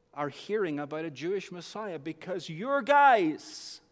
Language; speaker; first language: English; native; English